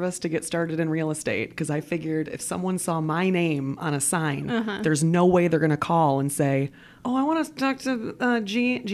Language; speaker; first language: English; native; English